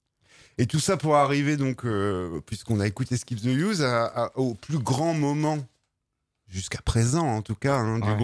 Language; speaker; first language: French; native; French